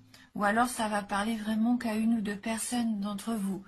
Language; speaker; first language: French; native; French